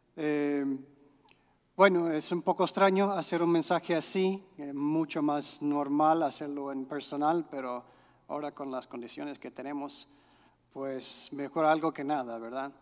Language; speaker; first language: Spanish; non-native, fluent; English